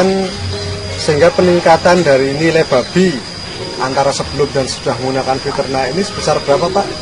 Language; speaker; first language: Indonesian; native; Indonesian